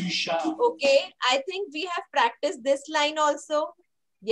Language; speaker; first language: English; non-native, local second language; Hindi